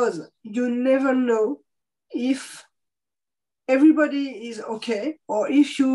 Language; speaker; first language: English; non-native, fluent; French